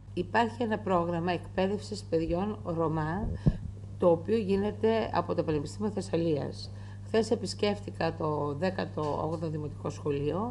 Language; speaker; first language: Greek; native; Greek